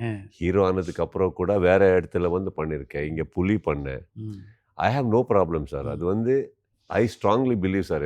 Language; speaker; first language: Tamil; non-native, learner; Kannada